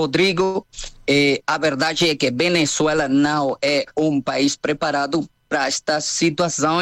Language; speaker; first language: Portuguese; non-native, learner; Spanish